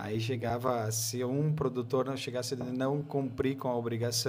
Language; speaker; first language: Portuguese; native; Portuguese